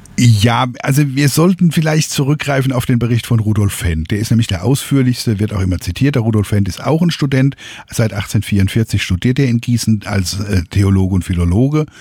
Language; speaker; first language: German; native; German